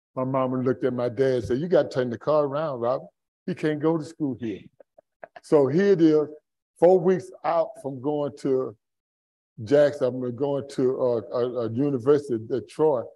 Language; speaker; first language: English; native; English